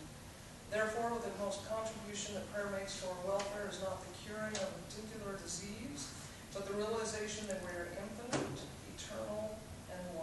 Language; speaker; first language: English; native; English